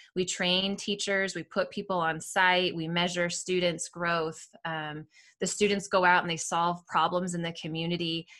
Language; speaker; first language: English; native; English